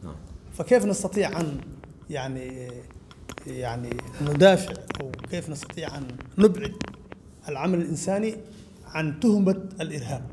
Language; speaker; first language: Arabic; non-native, local second language; Somali